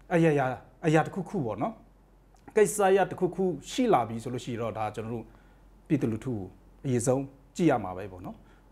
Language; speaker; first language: Burmese; non-native, local second language; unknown